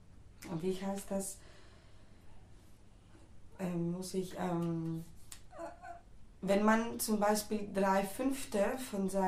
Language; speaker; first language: German; non-native, fluent; Greek